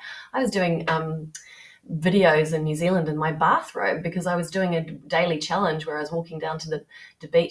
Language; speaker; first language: English; native; English